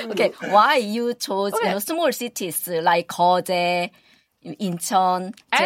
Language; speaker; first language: English; non-native, fluent; Korean